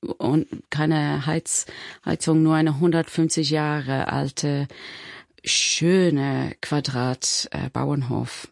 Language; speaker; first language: German; non-native, learner; English